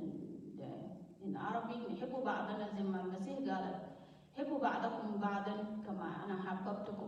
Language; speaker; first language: Arabic; non-native, local second language; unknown